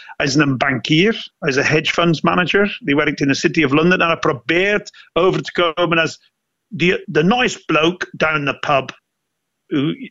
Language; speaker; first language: Dutch; non-native, fluent; English